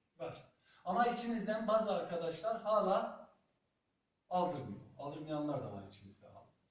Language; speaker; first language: Turkish; non-native, local second language; Zaza